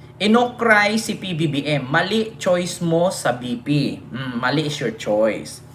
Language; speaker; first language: Filipino; non-native, local second language; Cebuano